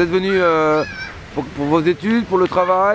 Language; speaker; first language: French; native; French